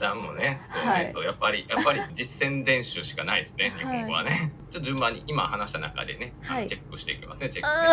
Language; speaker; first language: Japanese; native; Japanese